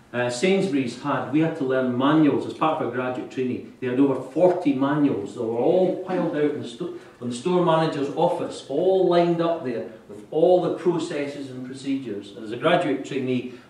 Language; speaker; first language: English; native; English